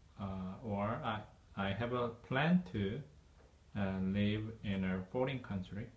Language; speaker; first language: English; non-native, learner; Korean